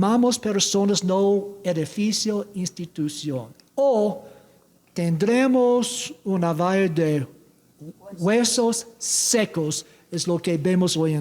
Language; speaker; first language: Spanish; non-native, learner; English